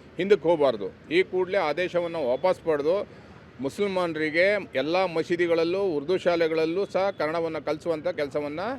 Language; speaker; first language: Kannada; native; Kannada